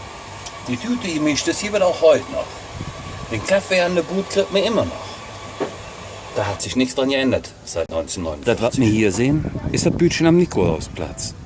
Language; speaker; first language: German; native; German